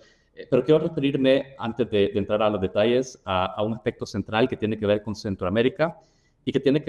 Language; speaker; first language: Spanish; native; Spanish